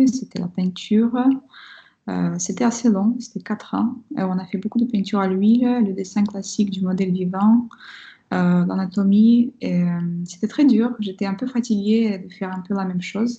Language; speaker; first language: French; non-native, fluent; Russian